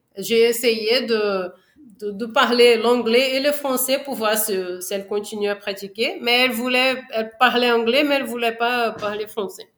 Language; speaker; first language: French; non-native, fluent; Portuguese